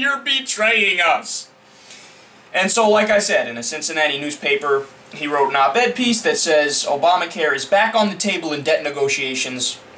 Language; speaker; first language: English; native; English